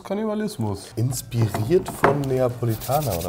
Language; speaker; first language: German; native; German